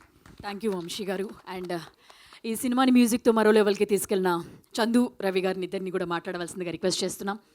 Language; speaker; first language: Telugu; native; Telugu